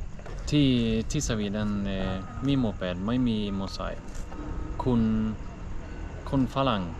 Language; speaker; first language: Thai; non-native, learner; Swedish